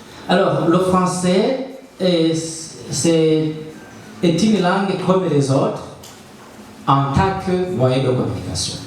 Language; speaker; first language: French; non-native, local second language; Rundi